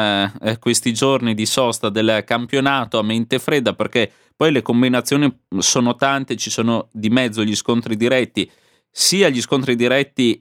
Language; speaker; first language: Italian; native; Italian